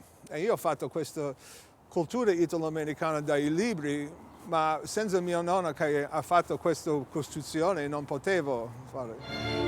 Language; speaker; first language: Italian; early bilingual, heritage; English